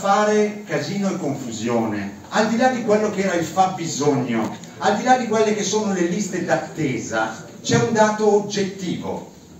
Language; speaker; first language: Italian; native; Italian